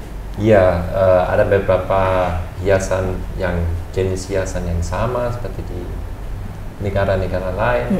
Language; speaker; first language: Indonesian; non-native, fluent; German